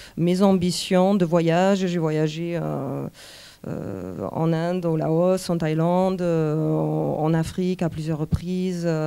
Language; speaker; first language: French; non-native, fluent; German